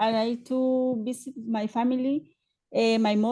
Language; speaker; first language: English; non-native, learner; Spanish